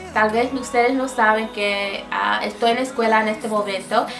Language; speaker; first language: Spanish; non-native, fluent; English